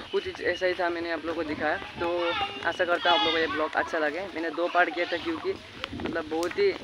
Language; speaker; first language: Hindi; non-native, local second language; Nepali